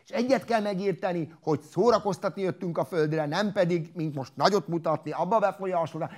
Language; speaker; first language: Hungarian; non-native, local second language; Romany